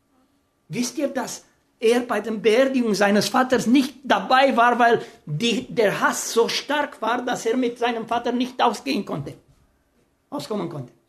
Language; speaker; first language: German; non-native, fluent; Romanian